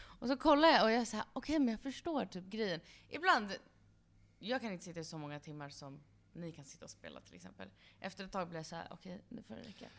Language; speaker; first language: Swedish; early bilingual, other home language; Kurdish